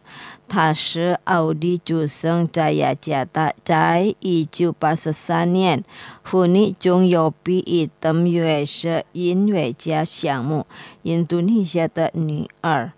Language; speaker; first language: Chinese; non-native, fluent; Indonesian